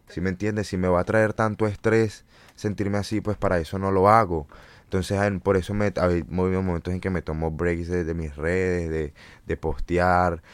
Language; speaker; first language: Spanish; native; Spanish